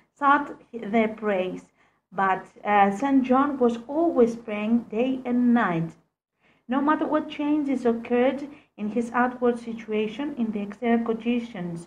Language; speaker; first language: English; non-native, fluent; Greek